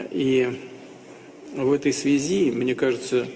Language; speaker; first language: Russian; native; Russian